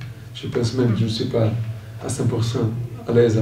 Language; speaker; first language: French; non-native, fluent; Portuguese